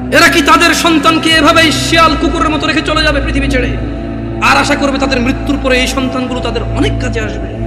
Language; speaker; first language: Bangla; early bilingual, heritage; Bangla